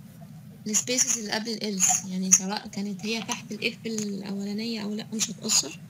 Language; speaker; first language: Arabic; native; Arabic